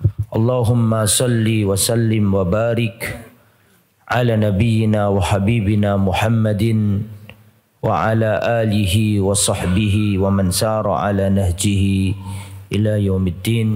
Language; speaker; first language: Arabic; non-native, fluent; Indonesian